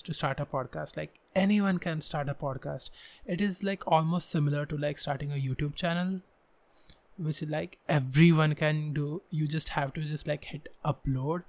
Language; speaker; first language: English; non-native, local second language; Marathi